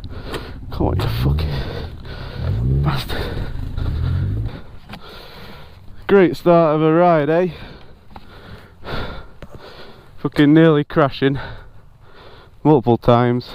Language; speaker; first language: English; native; English